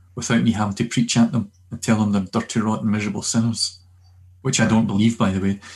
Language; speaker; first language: English; native; English